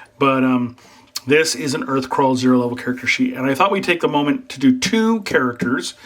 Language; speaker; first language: English; native; English